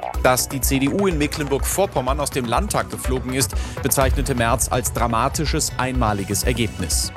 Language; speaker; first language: German; native; German